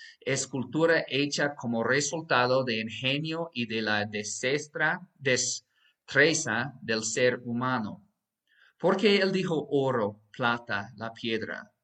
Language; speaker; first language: Spanish; non-native, fluent; English